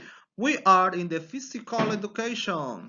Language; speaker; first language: English; non-native, fluent; Spanish